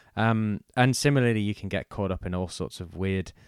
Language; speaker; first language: English; native; English